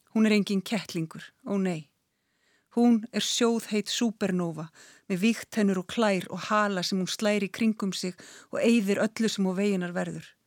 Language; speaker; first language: Icelandic; native; Icelandic